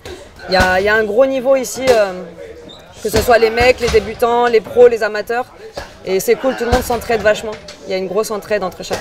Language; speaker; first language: French; native; French